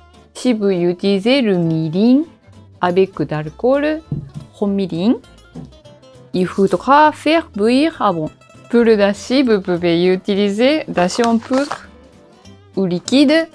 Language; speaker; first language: French; non-native, learner; Japanese